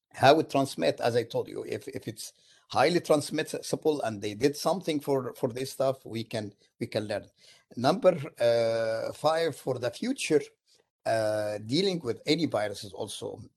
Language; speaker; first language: English; non-native, fluent; Arabic